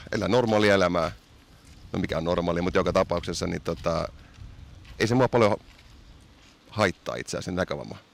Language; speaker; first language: Finnish; early bilingual, heritage; Finnish